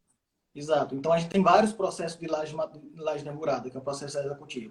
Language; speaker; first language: Portuguese; native; Portuguese